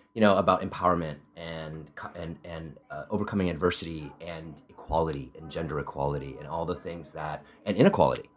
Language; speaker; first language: English; early bilingual, other home language; Italian